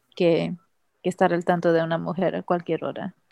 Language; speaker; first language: Spanish; early bilingual, heritage; Spanish